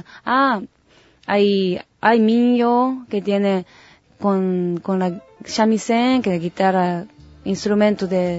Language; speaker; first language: Spanish; non-native, learner; Japanese